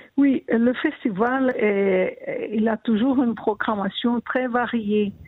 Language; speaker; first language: French; non-native, fluent; Portuguese